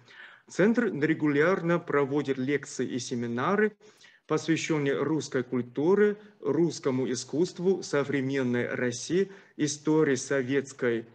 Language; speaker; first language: Russian; non-native, fluent; Chinese